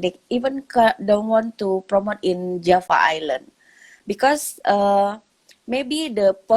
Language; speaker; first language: English; non-native, local second language; Indonesian